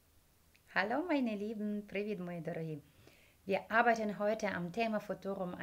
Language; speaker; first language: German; non-native, fluent; Ukrainian